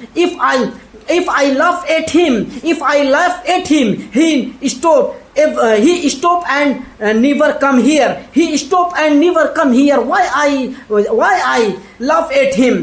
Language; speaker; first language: English; non-native, learner; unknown